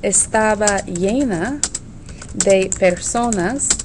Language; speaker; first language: Spanish; non-native, fluent; English